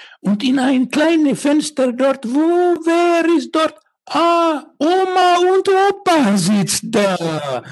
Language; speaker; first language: German; non-native, learner; Finnish